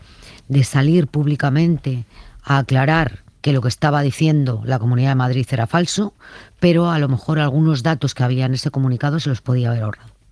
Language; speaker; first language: Spanish; native; Spanish